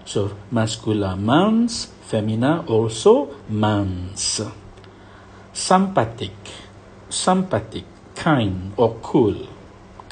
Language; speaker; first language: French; non-native, fluent; Malay